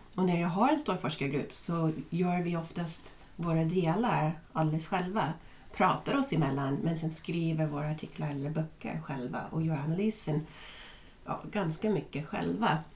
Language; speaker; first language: Swedish; non-native, fluent; English